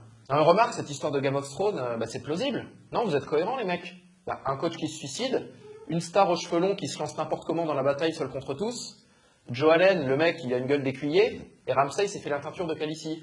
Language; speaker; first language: French; native; French